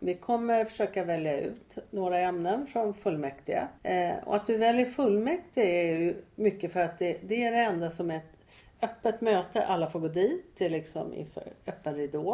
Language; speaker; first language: Swedish; native; Swedish